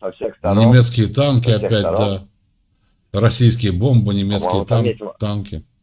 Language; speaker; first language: Russian; native; Russian